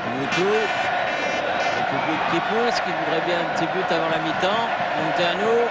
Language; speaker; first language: French; native; French